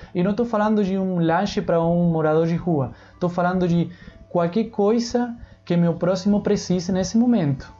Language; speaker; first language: Portuguese; non-native, fluent; Spanish